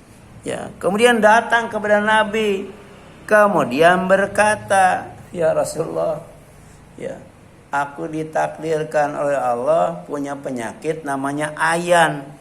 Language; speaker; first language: Indonesian; native; Indonesian